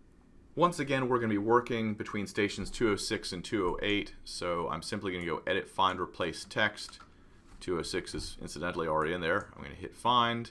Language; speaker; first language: English; native; English